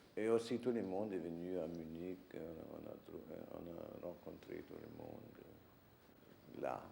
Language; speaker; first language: French; non-native, fluent; German